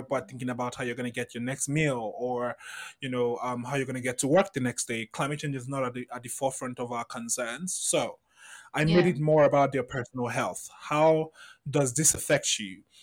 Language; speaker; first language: English; non-native, local second language; Yoruba